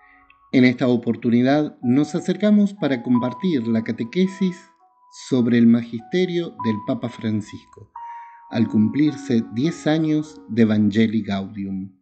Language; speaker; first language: Spanish; native; Spanish